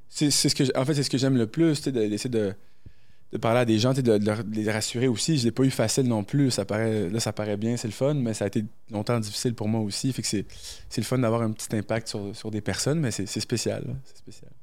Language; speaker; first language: French; early bilingual, other home language; Arabic